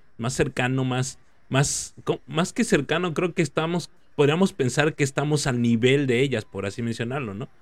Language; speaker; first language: Spanish; native; Spanish